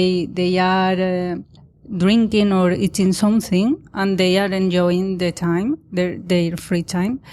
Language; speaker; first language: English; non-native, learner; Spanish